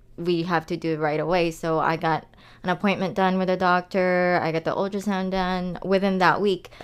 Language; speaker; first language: English; non-native, local second language; Filipino